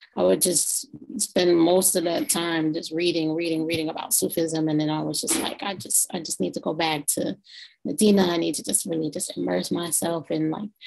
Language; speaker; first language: English; native; English